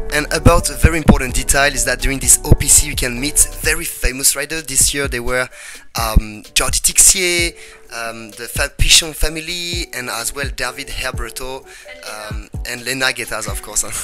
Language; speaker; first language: English; non-native, fluent; French